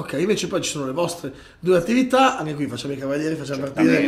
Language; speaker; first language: Italian; native; Italian